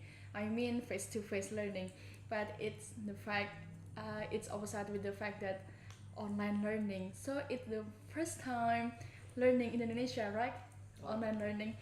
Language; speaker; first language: English; non-native, learner; Indonesian